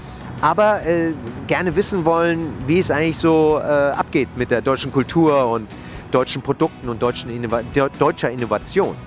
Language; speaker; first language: German; native; German